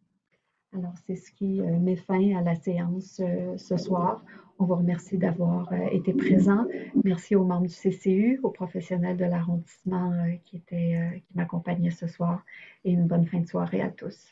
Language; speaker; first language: French; native; French